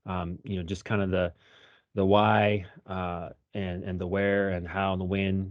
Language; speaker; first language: English; native; English